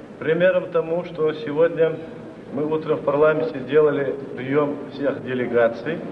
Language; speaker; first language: Russian; non-native, local second language; Chechen